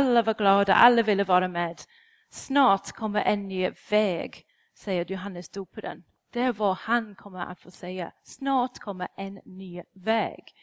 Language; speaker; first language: Swedish; non-native, fluent; English